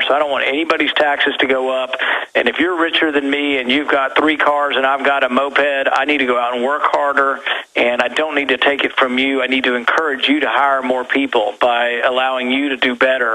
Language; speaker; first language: English; native; English